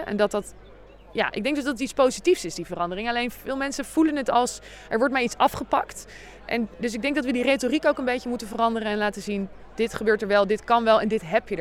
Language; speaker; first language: Dutch; native; Dutch